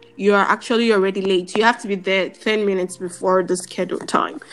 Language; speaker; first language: English; non-native, local second language; Yoruba